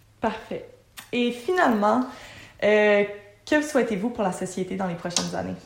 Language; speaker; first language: French; native; French